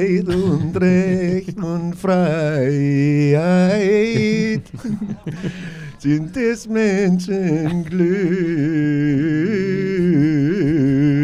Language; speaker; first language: German; native; German